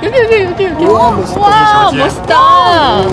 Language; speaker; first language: Korean; non-native, fluent; Chinese